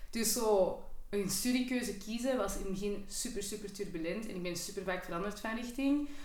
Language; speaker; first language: Dutch; native; Dutch